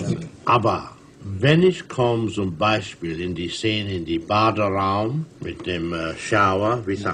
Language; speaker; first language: German; non-native, learner; English